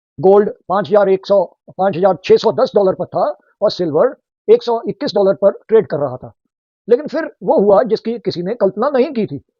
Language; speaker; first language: Hindi; native; Hindi